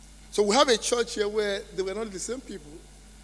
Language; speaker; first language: English; non-native, local second language; Yoruba